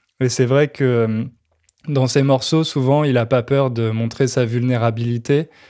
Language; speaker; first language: French; native; French